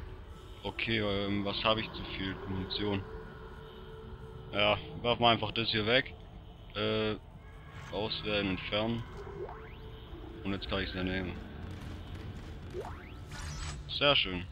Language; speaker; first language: German; native; German